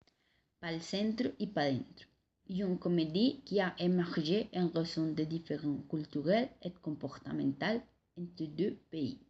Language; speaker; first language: French; non-native, learner; Spanish